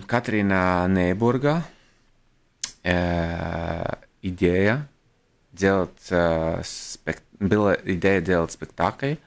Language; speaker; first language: Russian; non-native, local second language; Latvian